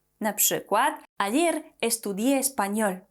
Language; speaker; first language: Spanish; non-native, fluent; Polish